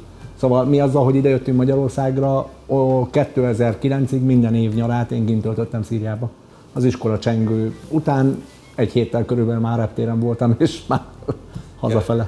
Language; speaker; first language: Hungarian; early bilingual, other home language; Arabic